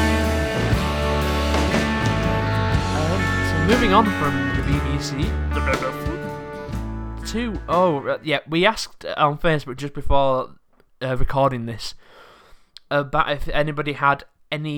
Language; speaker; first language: English; native; English